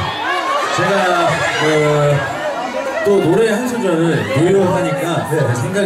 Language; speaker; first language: Korean; native; Korean